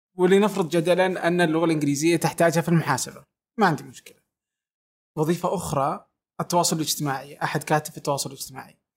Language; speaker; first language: Arabic; native; Arabic